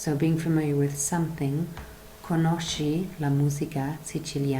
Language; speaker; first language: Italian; non-native, fluent; English